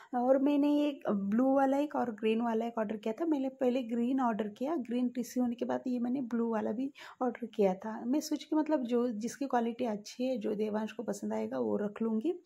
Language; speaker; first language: Hindi; non-native, local second language; Marathi